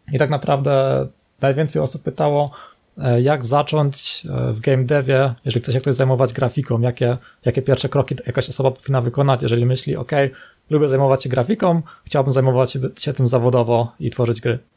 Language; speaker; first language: Polish; native; Polish